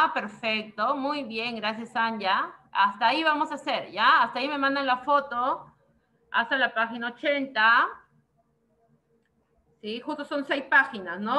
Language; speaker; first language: Spanish; native; Spanish